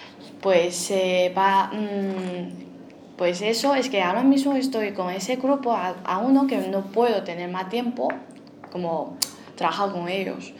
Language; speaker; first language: Spanish; non-native, fluent; Chinese